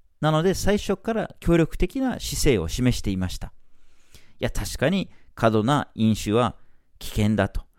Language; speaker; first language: Japanese; non-native, fluent; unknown